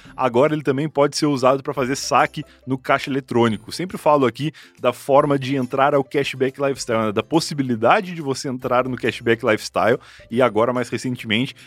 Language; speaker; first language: Portuguese; native; Portuguese